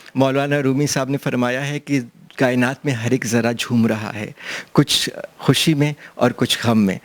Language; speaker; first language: Urdu; non-native, local second language; Pashto